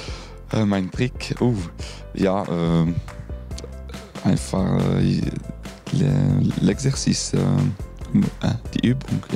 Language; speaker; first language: German; non-native, local second language; French